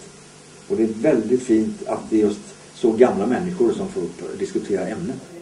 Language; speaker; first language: Swedish; native; Swedish